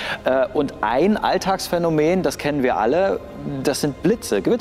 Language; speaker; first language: German; native; German